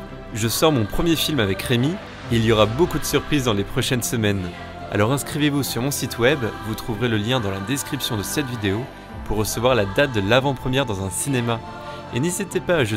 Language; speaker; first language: French; native; French